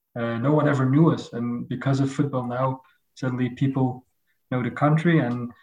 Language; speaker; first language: English; non-native, fluent; Dutch